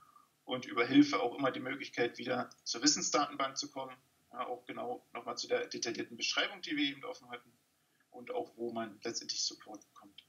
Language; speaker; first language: German; native; German